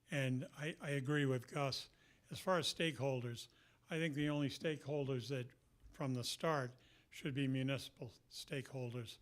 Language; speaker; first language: English; native; English